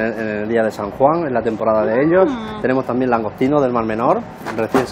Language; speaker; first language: Spanish; native; Spanish